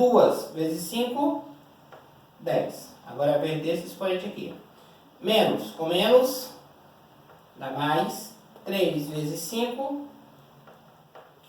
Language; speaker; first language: Portuguese; native; Portuguese